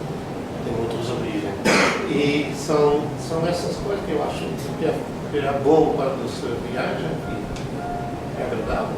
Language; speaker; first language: Portuguese; non-native, fluent; Dutch